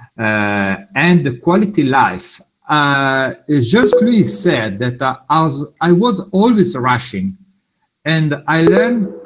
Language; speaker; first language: English; non-native, fluent; Italian